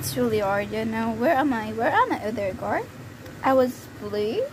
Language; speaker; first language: English; native; English